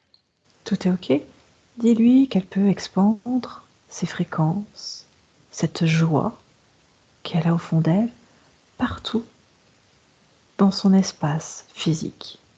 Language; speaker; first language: French; native; French